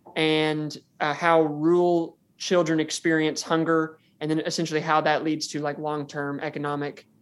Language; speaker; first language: English; native; English